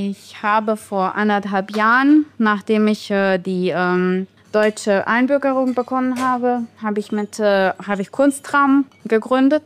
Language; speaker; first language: German; non-native, fluent; Bosnian